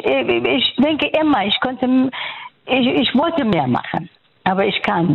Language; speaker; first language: German; non-native, fluent; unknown